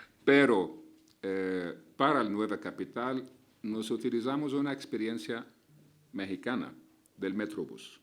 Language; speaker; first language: Spanish; non-native, fluent; Arabic